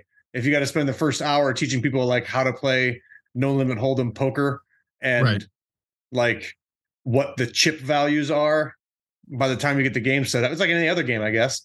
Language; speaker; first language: English; native; English